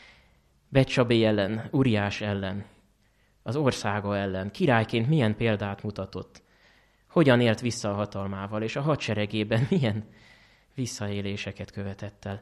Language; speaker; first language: Hungarian; native; Hungarian